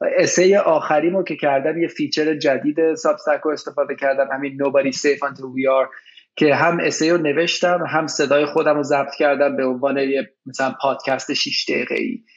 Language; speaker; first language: Persian; early bilingual, heritage; Persian